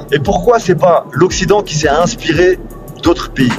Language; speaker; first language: French; early bilingual, other home language; Turkish